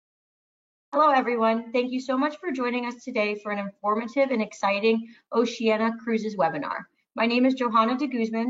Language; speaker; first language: English; native; English